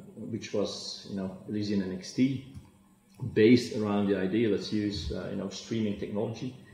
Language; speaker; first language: English; non-native, fluent; Dutch